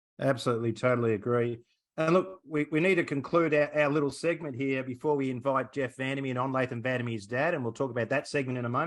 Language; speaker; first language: English; native; English